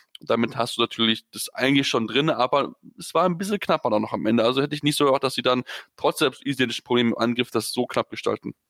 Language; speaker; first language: German; native; German